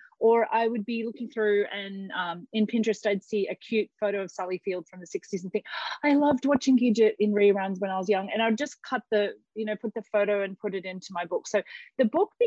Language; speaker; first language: English; native; English